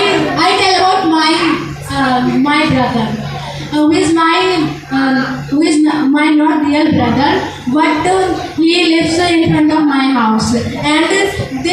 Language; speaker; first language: English; non-native, learner; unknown